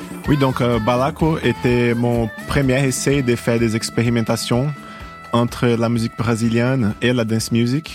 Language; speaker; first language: French; non-native, fluent; Portuguese